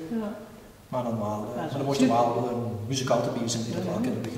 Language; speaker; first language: Dutch; native; Dutch